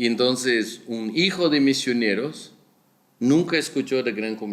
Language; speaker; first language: Spanish; non-native, fluent; Portuguese